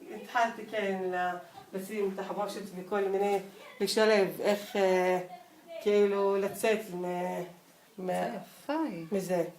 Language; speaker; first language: Hebrew; non-native, local second language; Arabic